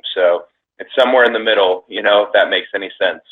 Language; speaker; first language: English; native; English